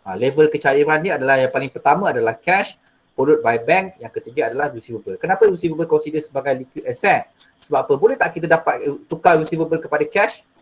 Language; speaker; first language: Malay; native; Malay